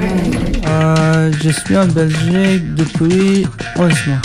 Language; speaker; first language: French; non-native, learner; Persian